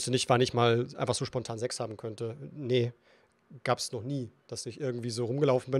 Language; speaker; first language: German; native; German